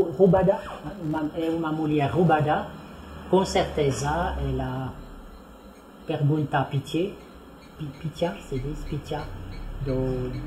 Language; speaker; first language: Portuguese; non-native, fluent; French